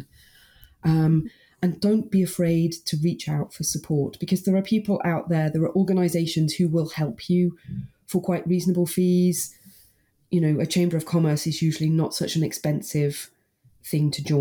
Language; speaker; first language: English; native; English